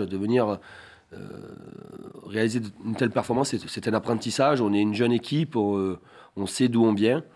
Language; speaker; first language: French; native; French